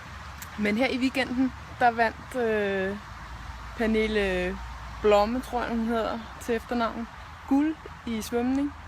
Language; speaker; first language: Danish; native; Danish